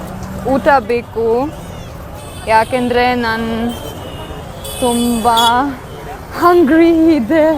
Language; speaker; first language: Kannada; non-native, learner; German